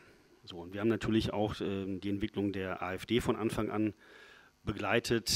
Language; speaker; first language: German; native; German